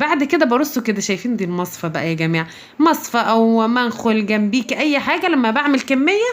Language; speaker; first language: Arabic; native; Arabic